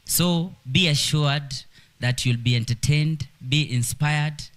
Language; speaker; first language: English; non-native, local second language; Swahili